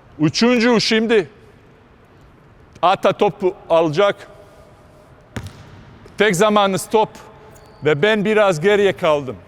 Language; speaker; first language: Turkish; non-native, fluent; Bosnian